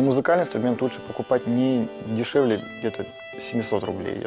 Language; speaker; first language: Russian; native; Russian